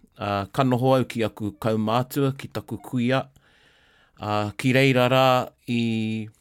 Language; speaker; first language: Māori; non-native, local second language; English